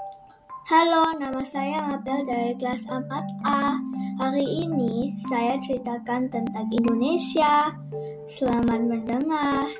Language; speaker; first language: Indonesian; non-native, learner; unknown